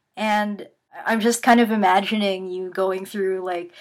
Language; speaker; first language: English; non-native, local second language; Filipino